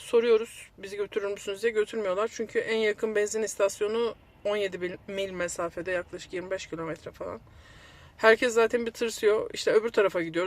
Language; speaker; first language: Turkish; native; Turkish